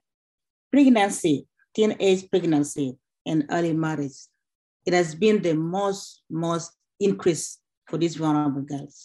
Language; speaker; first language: English; non-native, local second language; Acoli